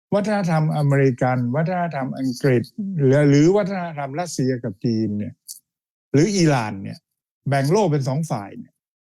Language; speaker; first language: Thai; native; Thai